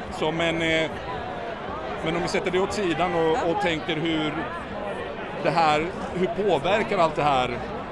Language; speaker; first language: Swedish; native; Swedish